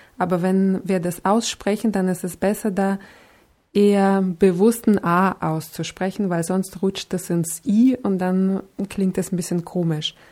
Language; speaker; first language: German; non-native, fluent; Russian